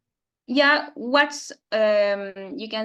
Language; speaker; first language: English; non-native, fluent; Spanish